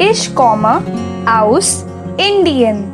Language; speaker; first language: German; non-native, learner; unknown